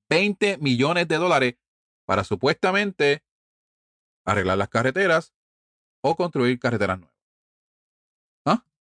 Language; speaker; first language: Spanish; early bilingual, heritage; Spanish